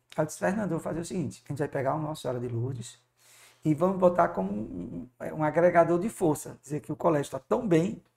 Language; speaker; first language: Portuguese; native; Portuguese